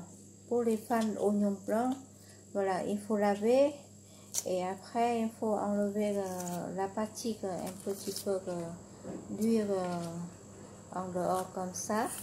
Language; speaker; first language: French; non-native, learner; Vietnamese